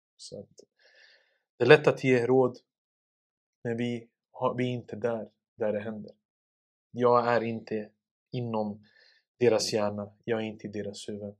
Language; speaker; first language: Swedish; early bilingual, other home language; Serbian